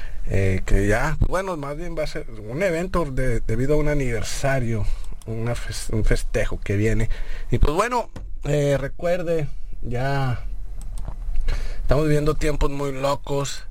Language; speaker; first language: Spanish; native; Spanish